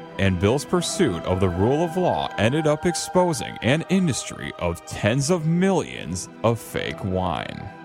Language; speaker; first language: English; native; English